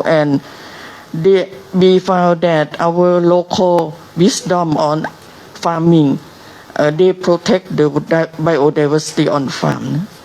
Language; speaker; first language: English; non-native, learner; Thai